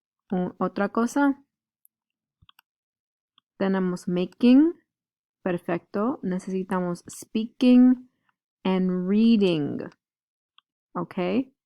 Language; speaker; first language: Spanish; non-native, fluent; English